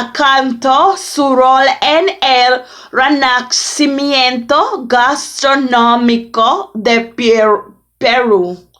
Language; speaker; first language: Spanish; non-native, learner; English